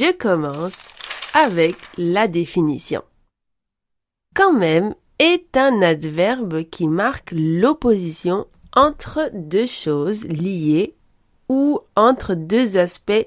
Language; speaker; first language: French; native; French